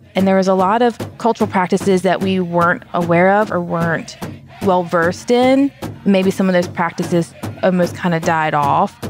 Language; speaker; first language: English; native; English